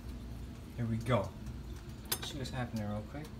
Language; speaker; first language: English; native; English